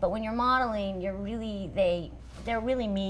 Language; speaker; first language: English; native; English